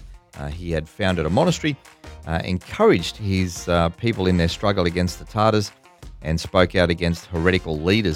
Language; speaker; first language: English; native; English